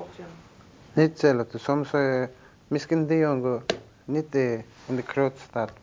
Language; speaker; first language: Dutch; non-native, learner; Turkish